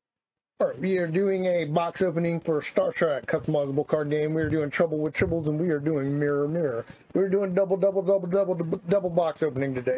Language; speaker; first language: English; native; English